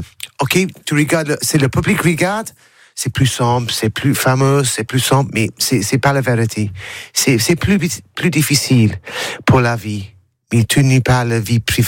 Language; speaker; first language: French; non-native, learner; English